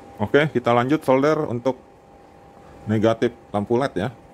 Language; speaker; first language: Indonesian; native; Indonesian